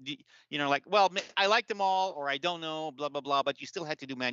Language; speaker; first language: English; native; English